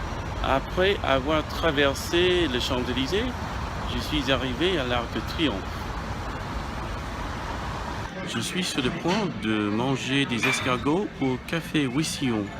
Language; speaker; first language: French; non-native, fluent; English